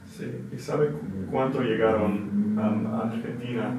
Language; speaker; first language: Spanish; non-native, learner; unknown